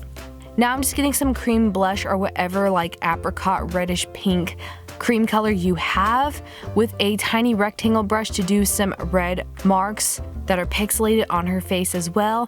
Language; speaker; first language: English; native; English